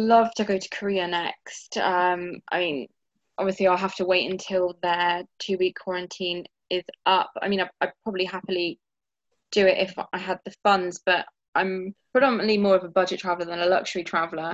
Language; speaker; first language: English; native; English